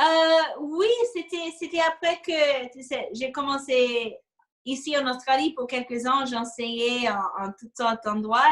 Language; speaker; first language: French; non-native, fluent; English